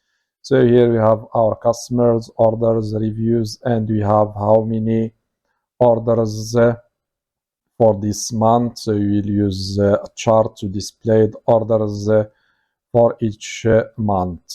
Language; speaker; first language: English; non-native, fluent; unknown